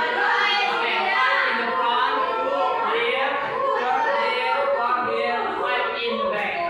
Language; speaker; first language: English; non-native, learner; Indonesian